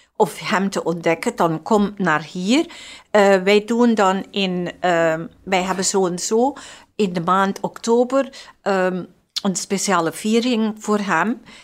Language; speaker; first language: Dutch; non-native, fluent; English